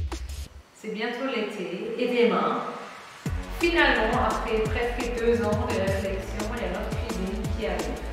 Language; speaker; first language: French; non-native, fluent; German